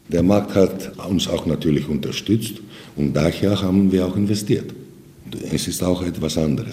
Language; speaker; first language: German; non-native, fluent; Greek